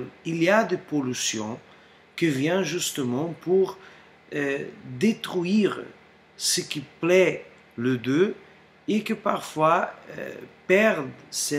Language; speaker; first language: French; non-native, fluent; Portuguese